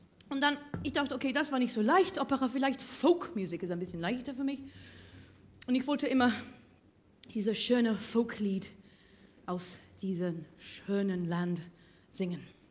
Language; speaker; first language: German; non-native, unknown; English